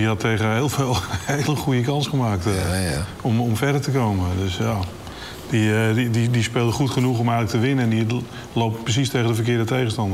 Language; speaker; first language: Dutch; native; Dutch